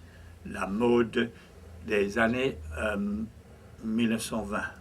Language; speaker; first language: French; non-native, fluent; English